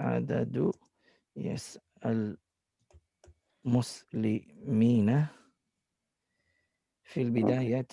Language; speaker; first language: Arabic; non-native, fluent; English